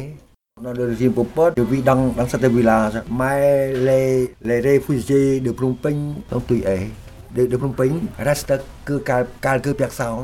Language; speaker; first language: French; non-native, local second language; Khmer